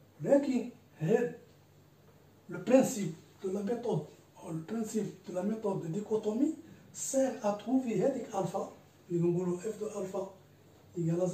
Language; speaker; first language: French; non-native, local second language; Arabic